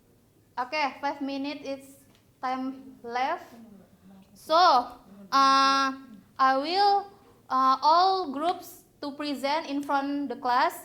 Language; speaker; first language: English; non-native, learner; Indonesian